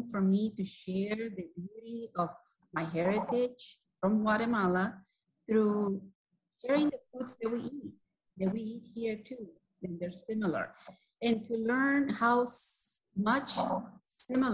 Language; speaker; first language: English; non-native, fluent; Spanish